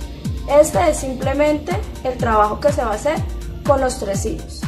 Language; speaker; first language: Spanish; native; Spanish